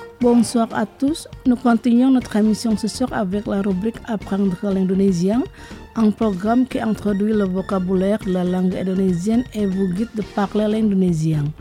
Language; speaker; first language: French; non-native, fluent; Indonesian